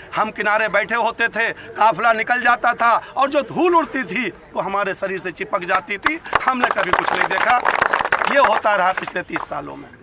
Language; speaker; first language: Hindi; native; Hindi